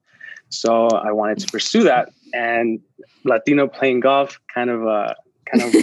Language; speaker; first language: English; early bilingual, other home language; Spanish